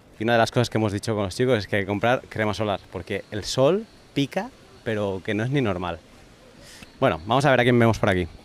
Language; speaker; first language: Spanish; native; Spanish